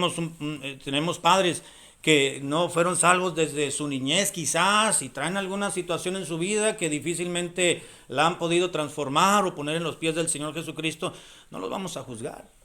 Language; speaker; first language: Spanish; native; Spanish